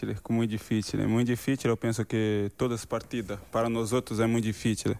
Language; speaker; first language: Spanish; non-native, learner; Portuguese